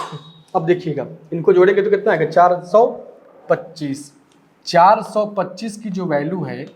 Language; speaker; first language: Hindi; native; Hindi